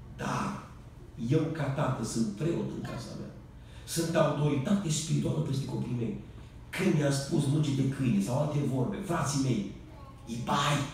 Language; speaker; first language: Romanian; native; Romanian